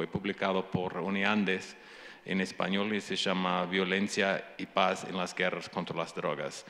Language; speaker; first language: Spanish; non-native, fluent; English